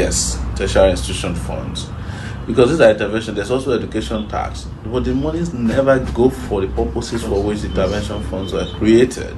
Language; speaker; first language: English; non-native, local second language; Yoruba